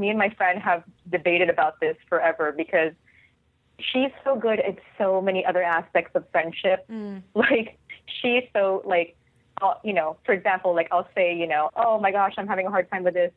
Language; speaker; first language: English; non-native, local second language; Filipino